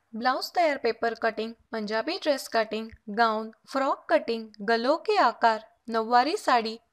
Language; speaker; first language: Hindi; non-native, local second language; Marathi